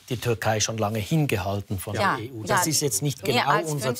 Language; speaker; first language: German; native; German